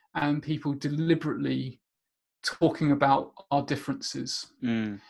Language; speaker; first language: English; native; English